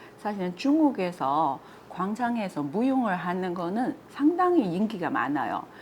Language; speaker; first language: Korean; non-native, fluent; Chinese